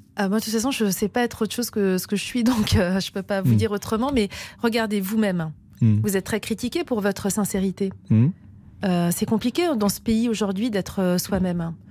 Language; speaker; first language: French; native; French